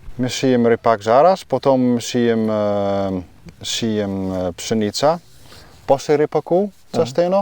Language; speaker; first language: Ukrainian; non-native, learner; Dutch